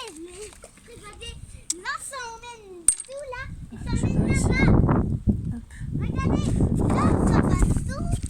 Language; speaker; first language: French; native; French